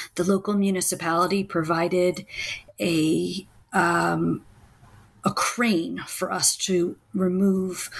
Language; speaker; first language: English; native; English